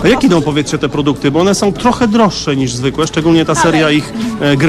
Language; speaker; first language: Polish; native; Polish